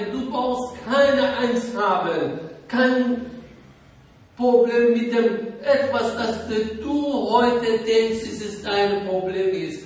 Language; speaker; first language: German; non-native, learner; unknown